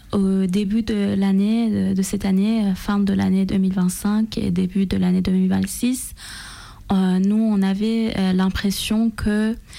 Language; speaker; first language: French; non-native, fluent; Persian